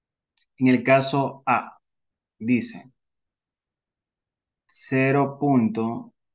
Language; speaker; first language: Spanish; native; Spanish